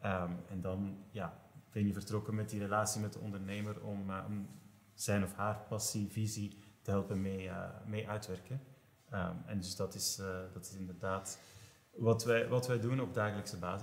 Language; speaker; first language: Dutch; native; Dutch